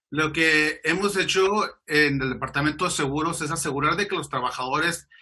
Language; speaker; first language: Spanish; early bilingual, heritage; Spanish